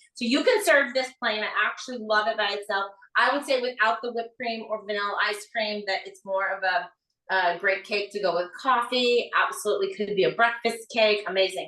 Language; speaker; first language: English; native; English